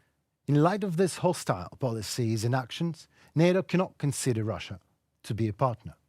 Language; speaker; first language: English; non-native, fluent; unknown